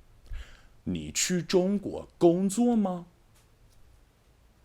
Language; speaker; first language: Chinese; non-native, fluent; English